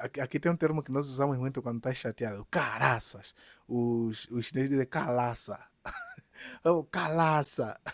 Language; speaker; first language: Portuguese; native; Portuguese